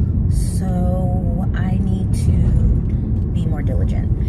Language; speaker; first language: English; early bilingual, other home language; Spanish